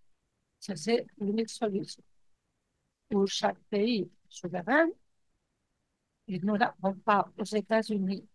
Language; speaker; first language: French; non-native, fluent; Spanish